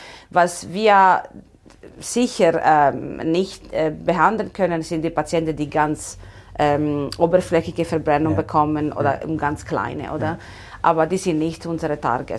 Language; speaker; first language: German; non-native, fluent; Italian